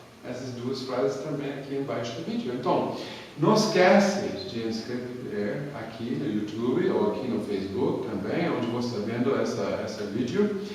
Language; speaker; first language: Portuguese; non-native, fluent; English